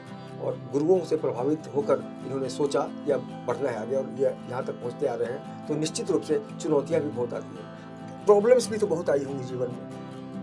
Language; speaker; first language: Hindi; native; Hindi